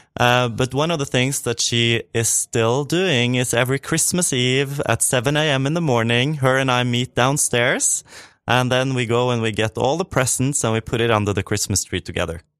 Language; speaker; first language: English; non-native, fluent; Norwegian